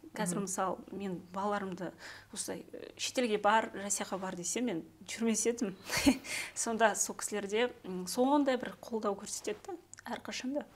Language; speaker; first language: Kazakh; native; Kazakh